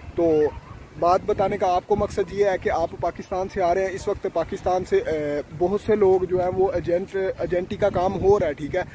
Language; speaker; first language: Urdu; non-native, local second language; Punjabi